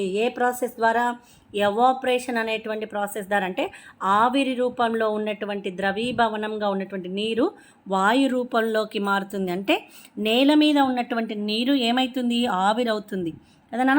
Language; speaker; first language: Telugu; native; Telugu